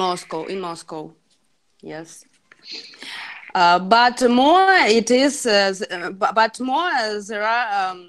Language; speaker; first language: English; non-native, learner; Russian